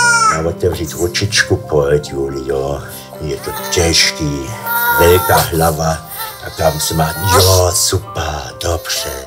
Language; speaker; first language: Czech; early bilingual, other home language; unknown